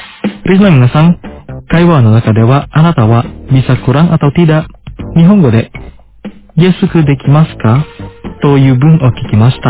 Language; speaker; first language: Japanese; non-native, fluent; Indonesian